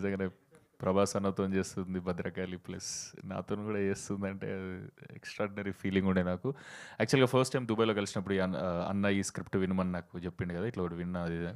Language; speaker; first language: Telugu; native; Telugu